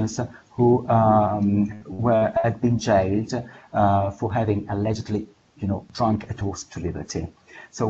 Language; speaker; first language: English; non-native, fluent; Italian